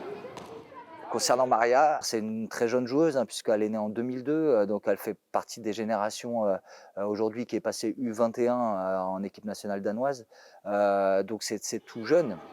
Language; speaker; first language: French; native; French